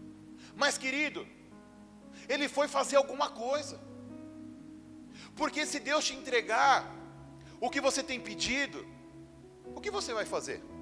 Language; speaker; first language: Portuguese; native; Portuguese